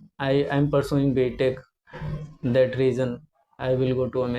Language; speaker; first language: English; non-native, learner; Hindi